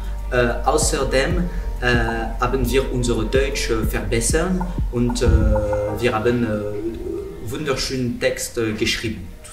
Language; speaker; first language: German; non-native, learner; French